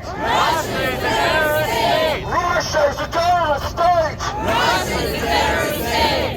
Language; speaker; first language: English; non-native, fluent; Ukrainian